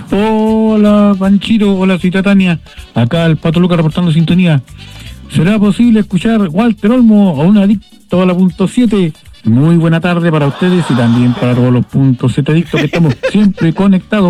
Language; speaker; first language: Spanish; native; Spanish